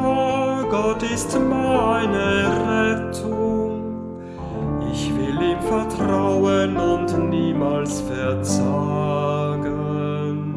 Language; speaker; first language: German; native; German